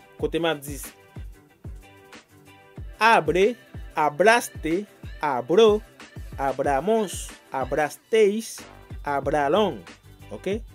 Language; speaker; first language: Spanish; non-native, fluent; Haitian Creole